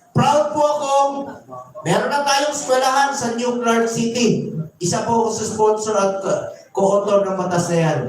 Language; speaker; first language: Filipino; non-native, local second language; Cebuano